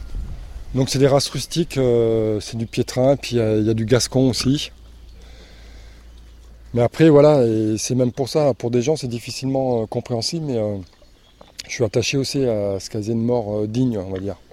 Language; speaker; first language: French; native; French